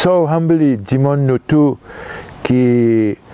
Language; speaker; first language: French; non-native, local second language; Morisyen